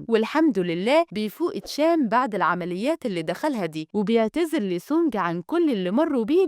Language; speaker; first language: Arabic; native; Arabic